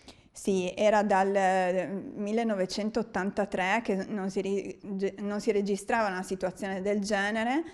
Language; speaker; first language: Italian; native; Italian